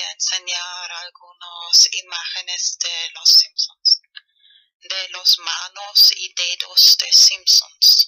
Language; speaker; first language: Spanish; non-native, learner; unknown